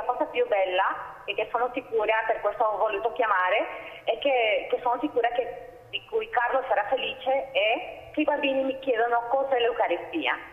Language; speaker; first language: Italian; non-native, fluent; Spanish